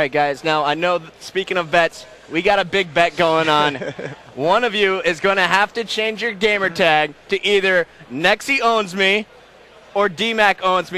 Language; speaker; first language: English; native; English